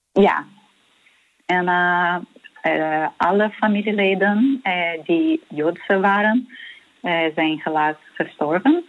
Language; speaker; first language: Dutch; non-native, learner; Portuguese